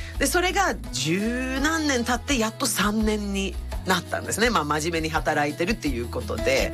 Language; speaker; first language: Japanese; non-native, fluent; Swedish